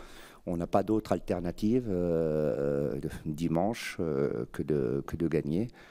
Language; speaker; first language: French; native; French